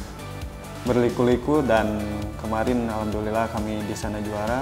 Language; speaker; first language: Indonesian; native; Indonesian